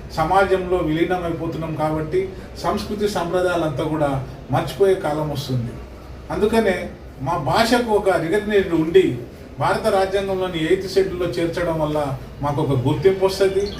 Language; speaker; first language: Telugu; non-native, local second language; Lambadi